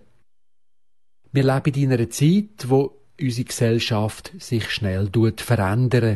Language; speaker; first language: German; native; German